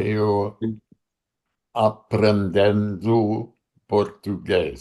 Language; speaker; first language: Portuguese; non-native, learner; English